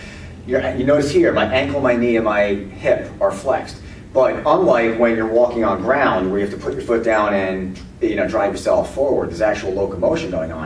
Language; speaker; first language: English; native; English